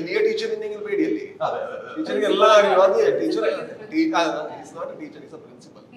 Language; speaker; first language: Malayalam; non-native, learner; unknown